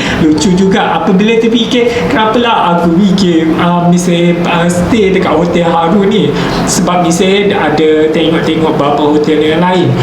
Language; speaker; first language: Malay; native; Malay